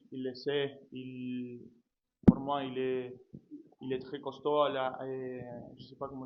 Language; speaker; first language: French; non-native, fluent; Spanish